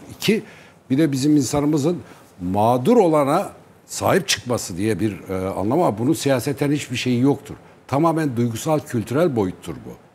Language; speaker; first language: Turkish; native; Turkish